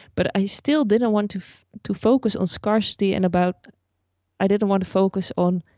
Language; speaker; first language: English; non-native, fluent; Dutch